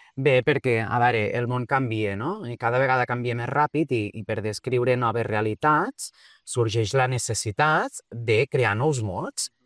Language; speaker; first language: Catalan; early bilingual, other home language; Portuguese